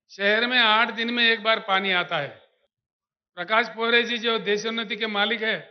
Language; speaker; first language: Hindi; non-native, local second language; Telugu